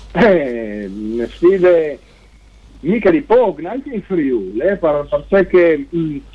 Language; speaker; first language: Italian; native; Italian